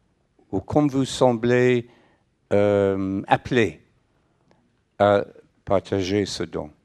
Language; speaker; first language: French; non-native, fluent; English